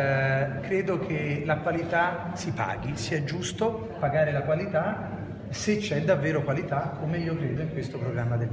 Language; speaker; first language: Italian; native; Italian